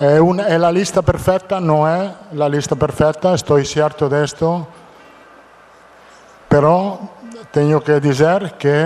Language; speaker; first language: Portuguese; non-native, fluent; Italian